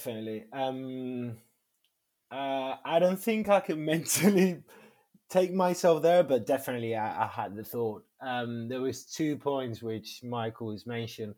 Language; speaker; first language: English; non-native, fluent; Spanish